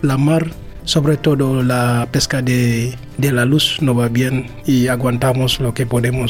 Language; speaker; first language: Spanish; non-native, learner; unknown